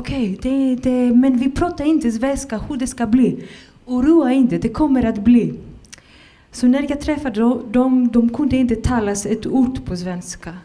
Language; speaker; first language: Swedish; non-native, fluent; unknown